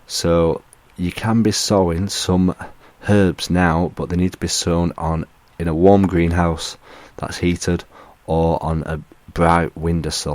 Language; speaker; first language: English; native; English